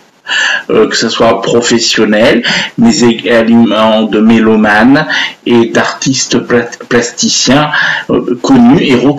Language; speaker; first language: French; native; French